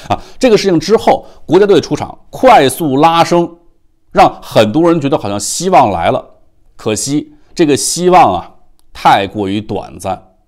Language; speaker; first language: Chinese; native; Chinese